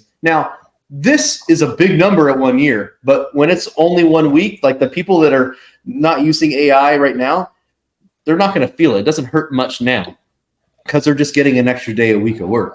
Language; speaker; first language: English; native; English